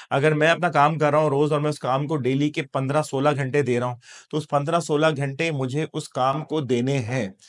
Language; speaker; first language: Urdu; native; Urdu